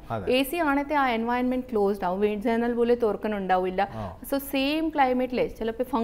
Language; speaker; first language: Malayalam; non-native, fluent; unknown